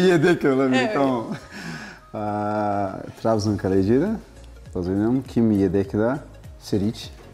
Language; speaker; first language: Turkish; non-native, learner; Portuguese